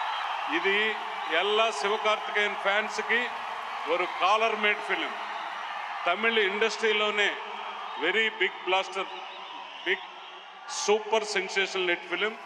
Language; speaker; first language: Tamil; non-native, learner; Telugu